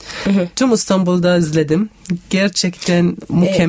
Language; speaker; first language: Turkish; non-native, learner; Arabic